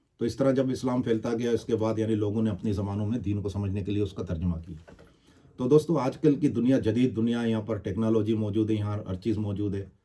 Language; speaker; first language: Urdu; non-native, local second language; Baluchi